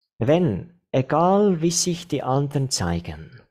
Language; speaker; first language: German; non-native, fluent; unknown